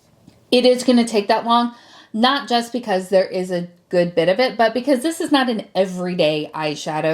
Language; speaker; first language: English; native; English